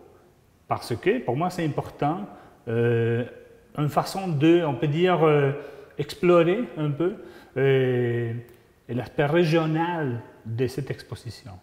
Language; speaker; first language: French; non-native, fluent; Spanish